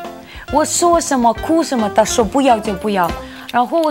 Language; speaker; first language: Chinese; non-native, learner; Russian